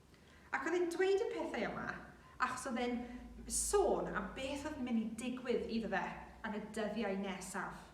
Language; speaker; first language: Welsh; non-native, local second language; English